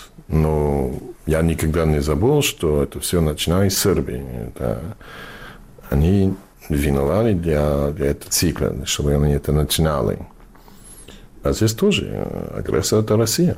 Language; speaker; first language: Russian; non-native, fluent; English